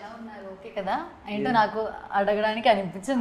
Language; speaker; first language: Telugu; non-native, learner; Malayalam